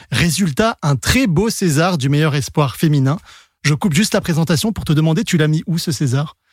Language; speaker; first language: French; native; French